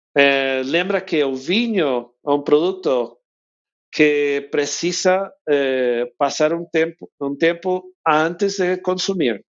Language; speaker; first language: Portuguese; non-native, learner; English